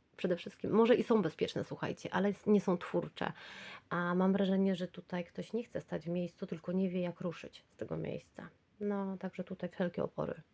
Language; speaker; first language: Polish; native; Polish